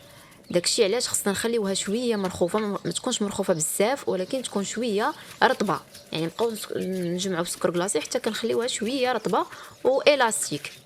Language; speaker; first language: Arabic; native; Arabic